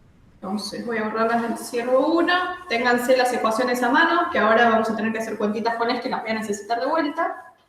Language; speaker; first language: Spanish; native; Spanish